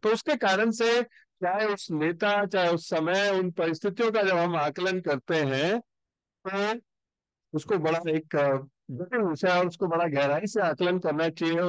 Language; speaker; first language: Hindi; native; Hindi